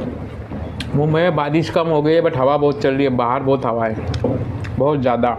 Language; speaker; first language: Hindi; non-native, local second language; Marathi